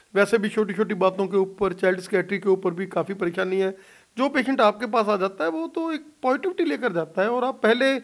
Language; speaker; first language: Hindi; non-native, local second language; Punjabi